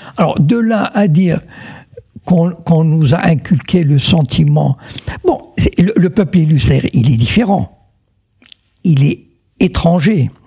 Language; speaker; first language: French; non-native, local second language; Arabic